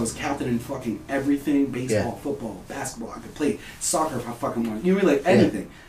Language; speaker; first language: English; early bilingual, other home language; Spanish